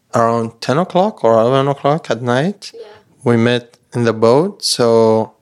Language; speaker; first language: English; non-native, learner; Persian